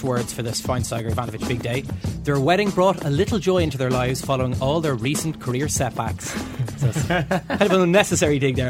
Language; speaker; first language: English; native; English